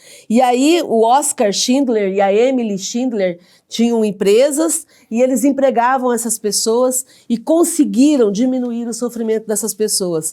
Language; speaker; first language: Portuguese; native; Portuguese